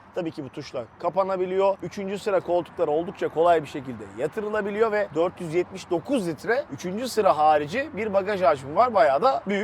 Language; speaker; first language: Turkish; native; Turkish